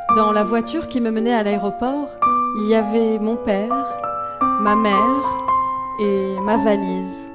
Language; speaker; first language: French; non-native, local second language; Arabic